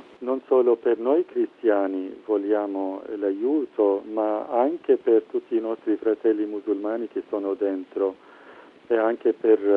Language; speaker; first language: Italian; non-native, fluent; Arabic